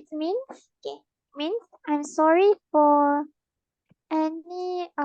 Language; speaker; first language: English; non-native, local second language; Malay